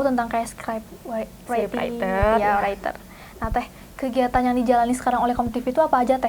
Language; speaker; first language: Indonesian; native; Indonesian